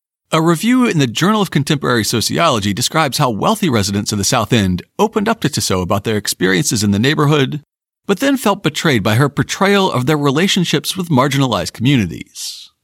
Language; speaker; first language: English; native; English